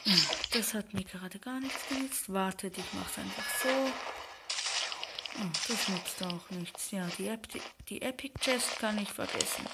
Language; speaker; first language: German; native; German